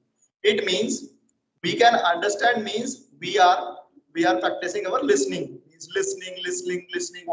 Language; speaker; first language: English; non-native, local second language; Hindi